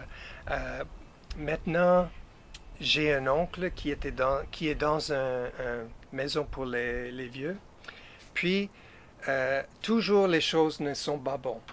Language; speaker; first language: French; non-native, fluent; English